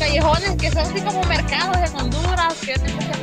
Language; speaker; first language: Spanish; native; Spanish